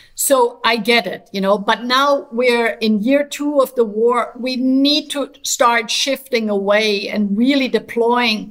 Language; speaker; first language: English; non-native, fluent; German